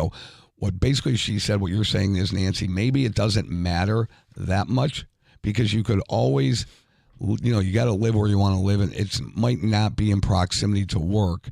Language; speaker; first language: English; native; English